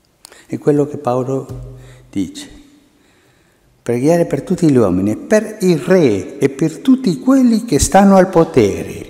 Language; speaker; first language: Italian; non-native, local second language; Spanish